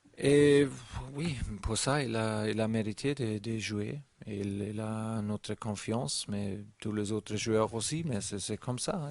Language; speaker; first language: French; non-native, learner; German